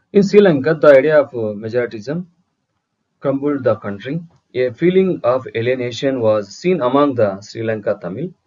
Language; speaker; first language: English; non-native, local second language; Telugu